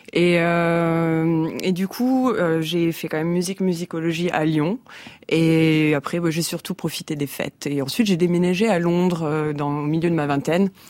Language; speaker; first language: French; native; French